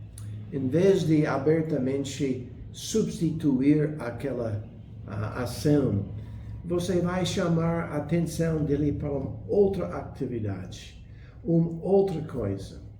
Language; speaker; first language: Portuguese; non-native, fluent; English